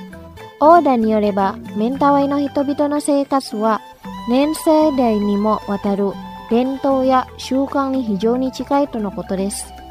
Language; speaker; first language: Japanese; non-native, fluent; Indonesian